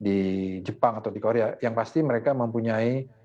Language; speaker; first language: Indonesian; native; Indonesian